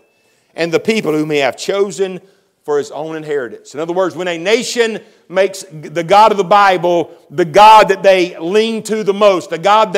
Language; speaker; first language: English; native; English